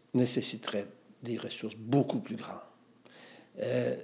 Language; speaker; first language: French; native; French